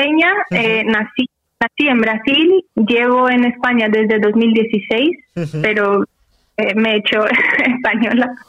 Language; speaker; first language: Spanish; non-native, fluent; Portuguese